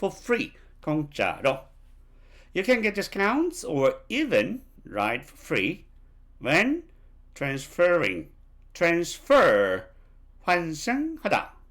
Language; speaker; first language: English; non-native, fluent; Korean